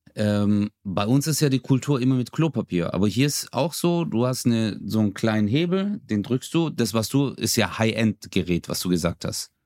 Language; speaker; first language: German; early bilingual, other home language; Turkish